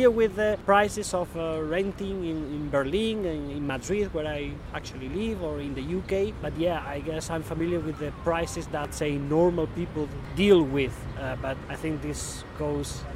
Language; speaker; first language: English; non-native, fluent; Spanish